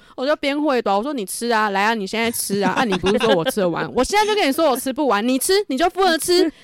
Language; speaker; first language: Chinese; native; Chinese